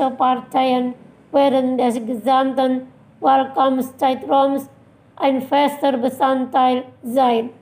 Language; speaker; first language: German; non-native, fluent; Indonesian